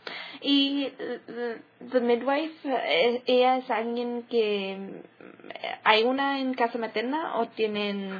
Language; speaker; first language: Spanish; early bilingual, heritage; English